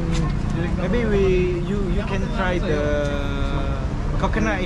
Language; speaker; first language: English; non-native, learner; Malay